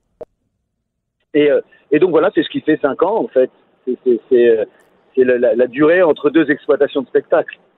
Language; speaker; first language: French; native; French